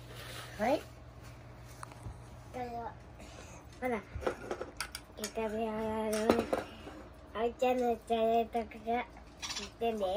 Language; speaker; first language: Japanese; non-native, learner; Filipino